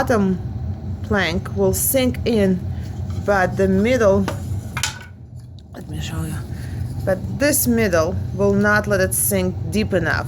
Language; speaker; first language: English; non-native, fluent; Russian